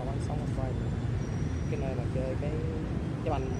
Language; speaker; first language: Vietnamese; native; Vietnamese